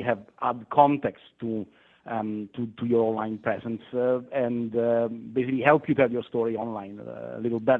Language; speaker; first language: English; non-native, fluent; Italian